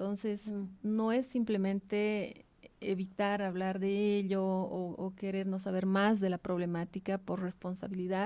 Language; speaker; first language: Spanish; native; Spanish